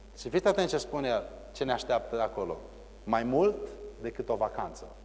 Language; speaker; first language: Romanian; early bilingual, heritage; Romanian